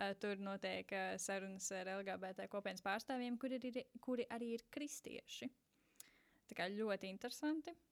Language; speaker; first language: Latvian; native; Latvian